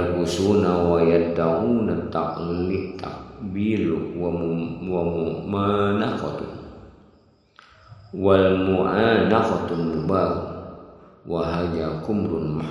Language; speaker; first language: Arabic; non-native, fluent; Indonesian